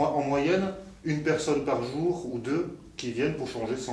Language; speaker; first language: French; non-native, learner; German